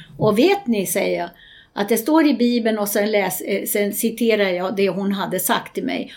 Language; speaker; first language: Swedish; native; Swedish